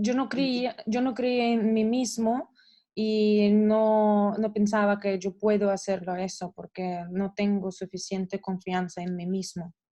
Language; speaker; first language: Spanish; non-native, learner; Russian